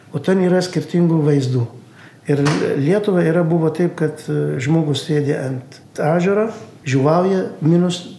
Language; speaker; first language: Lithuanian; non-native, learner; Arabic